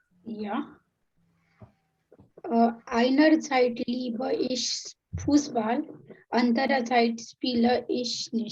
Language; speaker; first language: German; non-native, learner; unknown